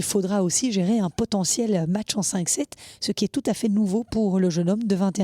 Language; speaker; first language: French; native; French